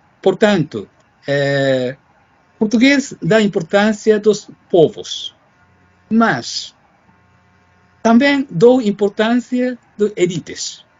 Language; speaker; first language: Portuguese; non-native, fluent; Japanese